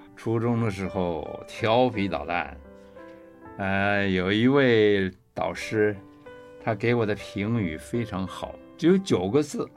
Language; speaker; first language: Chinese; native; Chinese